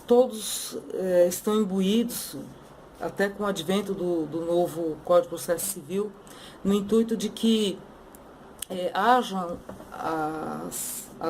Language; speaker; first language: Portuguese; native; Portuguese